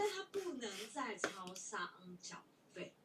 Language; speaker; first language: Chinese; native; Chinese